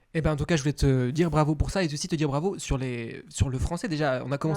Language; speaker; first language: French; native; French